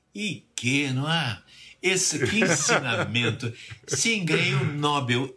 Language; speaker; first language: Portuguese; native; Portuguese